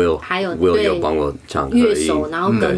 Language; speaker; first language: Chinese; non-native, learner; English